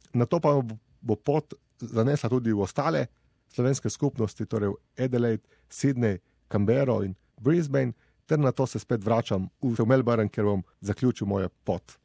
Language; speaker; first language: Slovenian; native; Slovenian